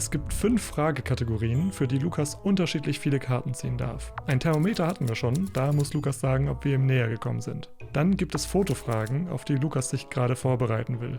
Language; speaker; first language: German; native; German